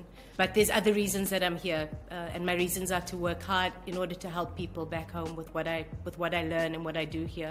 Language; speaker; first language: English; native; English